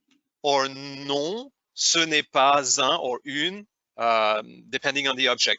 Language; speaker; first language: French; non-native, fluent; English